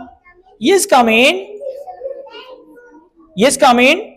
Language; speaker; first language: English; non-native, local second language; Bangla